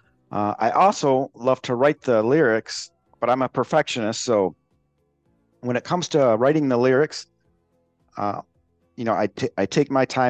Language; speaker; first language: English; native; English